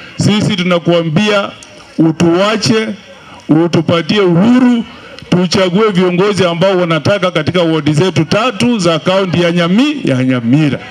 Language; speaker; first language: Swahili; non-native, local second language; Gusii